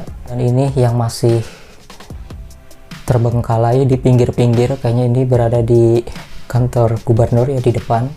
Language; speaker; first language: Indonesian; native; Indonesian